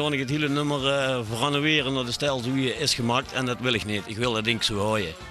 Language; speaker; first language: Dutch; native; Dutch